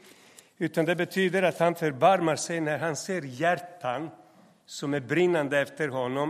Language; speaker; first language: Swedish; non-native, fluent; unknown